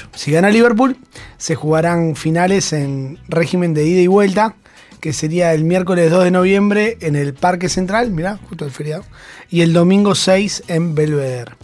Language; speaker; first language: Spanish; native; Spanish